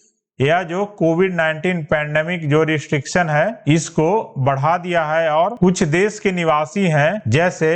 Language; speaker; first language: Hindi; native; Hindi